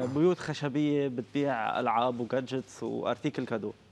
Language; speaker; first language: Arabic; native; Arabic